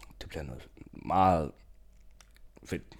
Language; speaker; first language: Danish; non-native, local second language; Kalaallisut